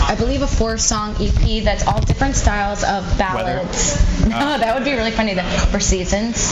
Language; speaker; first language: English; native; English